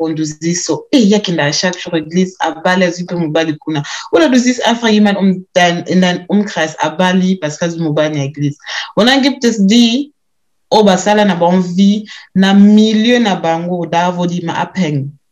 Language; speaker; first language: German; early bilingual, other home language; Lingala